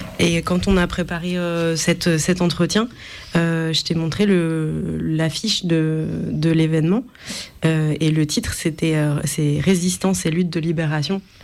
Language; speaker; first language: French; native; French